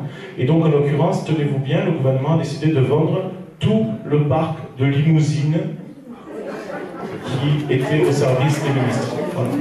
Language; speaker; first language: French; native; French